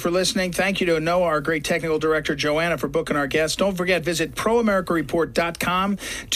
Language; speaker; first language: English; native; English